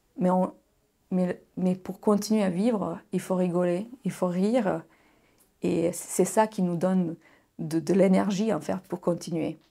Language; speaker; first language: French; non-native, fluent; Bosnian